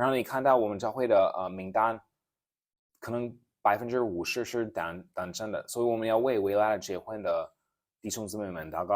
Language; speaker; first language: Chinese; non-native, fluent; English